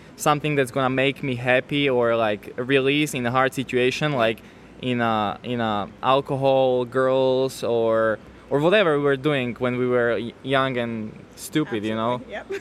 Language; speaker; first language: English; non-native, fluent; Slovak